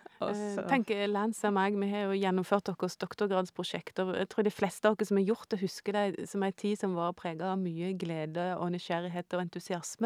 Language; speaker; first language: Norwegian; native; Norwegian